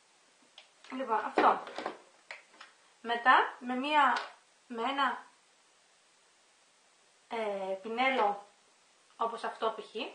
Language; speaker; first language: Greek; native; Greek